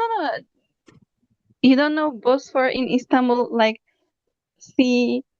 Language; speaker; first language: English; non-native, learner; Turkish